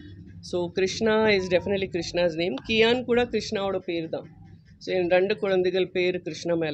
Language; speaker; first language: Tamil; non-native, fluent; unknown